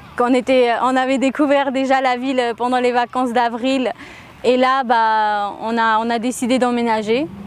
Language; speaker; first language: French; early bilingual, other home language; Armenian